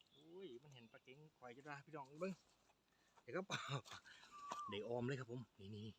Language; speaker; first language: Thai; native; Thai